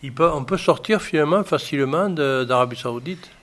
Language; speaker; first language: French; native; French